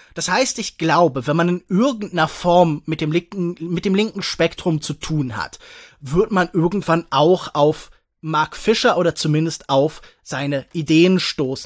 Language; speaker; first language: German; native; German